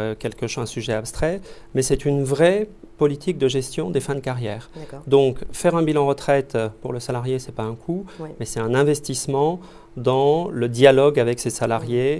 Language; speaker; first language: French; native; French